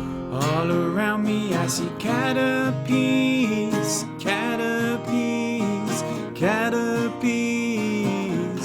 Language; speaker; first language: English; native; English